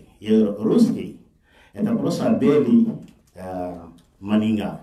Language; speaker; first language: Russian; non-native, fluent; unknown